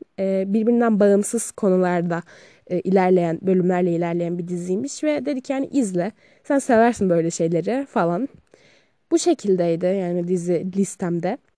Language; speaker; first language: Turkish; native; Turkish